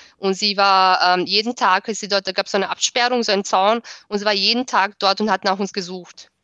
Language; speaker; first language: German; early bilingual, other home language; Bosnian